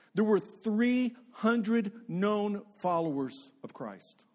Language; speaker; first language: English; native; English